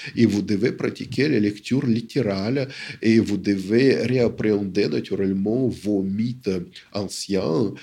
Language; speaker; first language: French; non-native, fluent; Russian